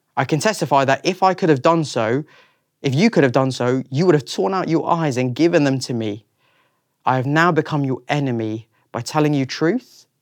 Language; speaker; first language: English; native; English